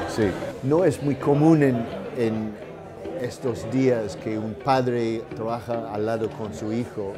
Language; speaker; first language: Spanish; non-native, learner; English